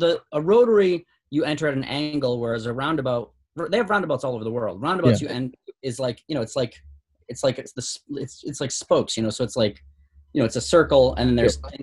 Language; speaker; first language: English; native; English